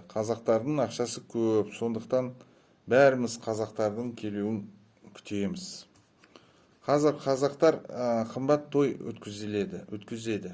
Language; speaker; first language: Kazakh; non-native, local second language; Russian